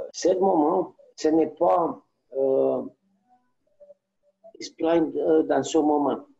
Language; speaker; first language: French; non-native, learner; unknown